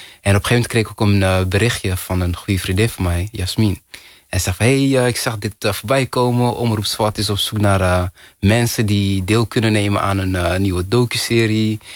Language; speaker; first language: Dutch; early bilingual, other home language; Kinyarwanda